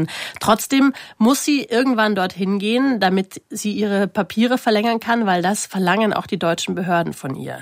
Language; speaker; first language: German; native; German